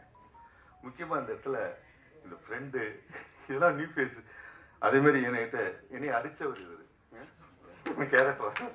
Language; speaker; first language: Tamil; native; Tamil